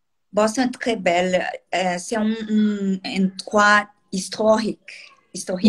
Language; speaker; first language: French; non-native, learner; Portuguese